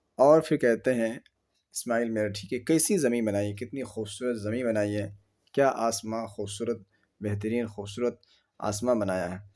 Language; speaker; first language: Urdu; native; Urdu